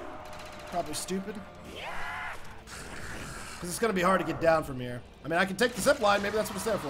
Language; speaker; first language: English; native; English